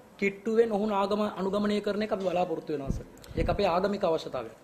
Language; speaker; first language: Sinhala; non-native, local second language; Tamil